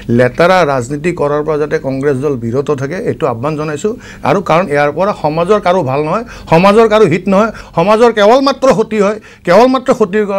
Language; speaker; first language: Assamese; non-native, local second language; Bangla